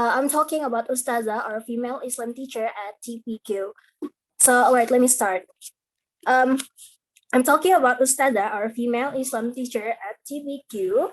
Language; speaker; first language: English; non-native, learner; Indonesian